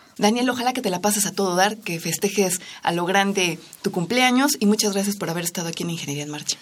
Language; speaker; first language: Spanish; native; Spanish